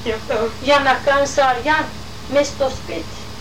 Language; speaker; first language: Greek; non-native, local second language; Turkish